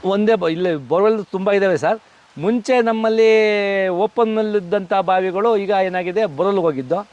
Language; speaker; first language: Kannada; native; Kannada